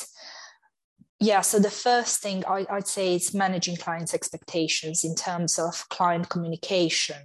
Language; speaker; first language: English; non-native, fluent; Romanian